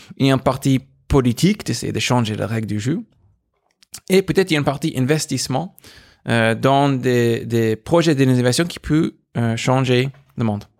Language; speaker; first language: French; non-native, fluent; English